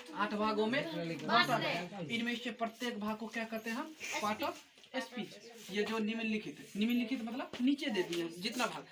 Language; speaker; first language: Hindi; native; Hindi